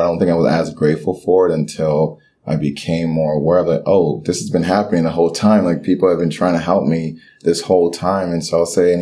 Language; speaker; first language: English; early bilingual, other home language; Haitian Creole